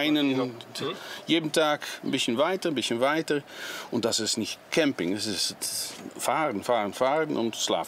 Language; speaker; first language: German; non-native, learner; Dutch